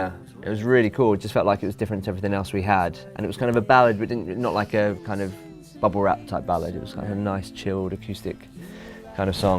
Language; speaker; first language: English; native; English